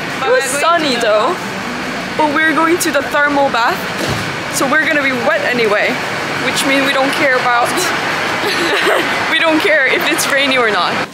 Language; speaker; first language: English; non-native, fluent; Korean